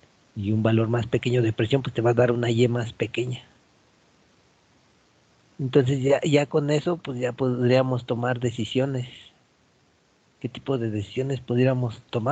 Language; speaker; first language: Spanish; native; Spanish